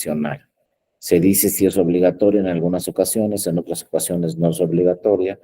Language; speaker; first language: Spanish; native; Spanish